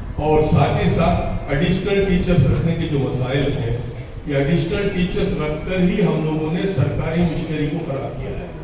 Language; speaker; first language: Urdu; native; Urdu